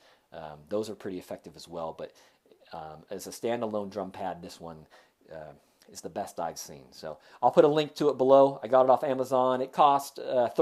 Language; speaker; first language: English; native; English